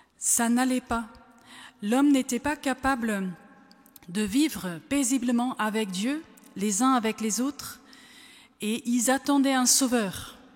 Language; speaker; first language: French; non-native, fluent; German